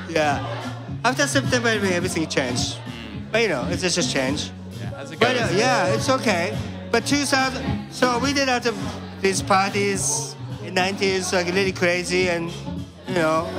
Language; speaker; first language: English; non-native, learner; Japanese